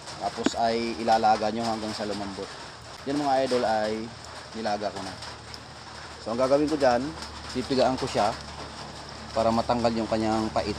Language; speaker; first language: Filipino; non-native, local second language; Bikol